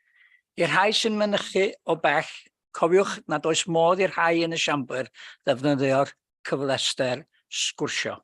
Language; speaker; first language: Welsh; native; Welsh